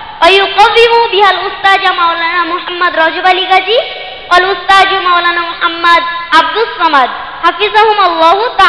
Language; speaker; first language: Arabic; non-native, learner; Bangla